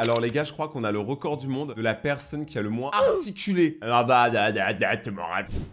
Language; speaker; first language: French; native; French